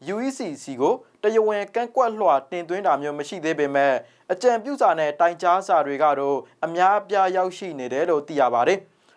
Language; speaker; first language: Burmese; native; Burmese